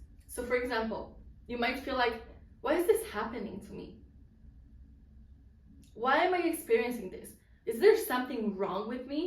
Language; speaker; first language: English; non-native, fluent; Polish